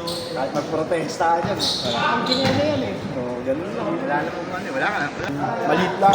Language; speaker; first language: Filipino; native; Filipino